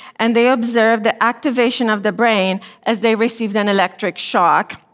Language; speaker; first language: English; non-native, fluent; Romanian